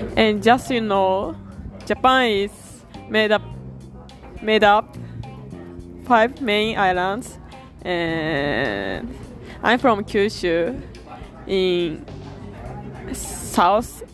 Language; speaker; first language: English; non-native, learner; Japanese